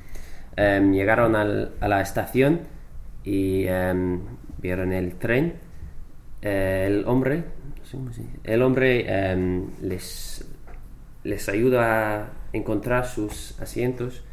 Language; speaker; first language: Spanish; non-native, fluent; English